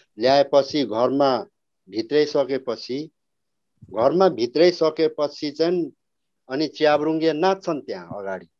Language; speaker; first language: Nepali; non-native, local second language; Limbu